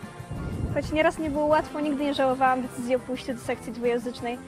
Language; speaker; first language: Polish; native; Polish